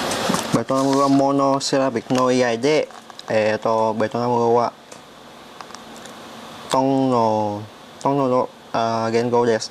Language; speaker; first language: Japanese; non-native, learner; Vietnamese